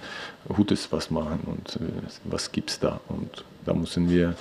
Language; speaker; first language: German; non-native, fluent; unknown